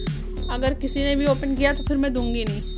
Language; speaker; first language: Hindi; native; Hindi